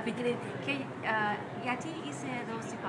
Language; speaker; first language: Greek; non-native, learner; English